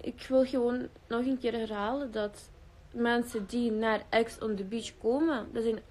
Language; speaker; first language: Dutch; early bilingual, other home language; Russian